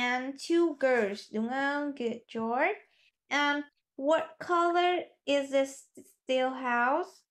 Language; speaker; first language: English; non-native, fluent; Vietnamese